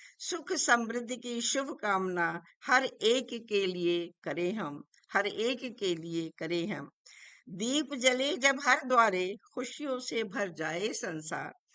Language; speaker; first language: Hindi; native; Hindi